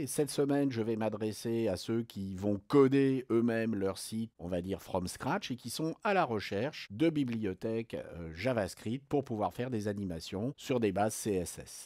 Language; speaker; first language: French; native; French